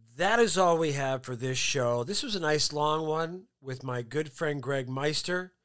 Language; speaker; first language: English; native; English